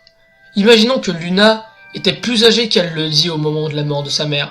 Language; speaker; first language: French; native; French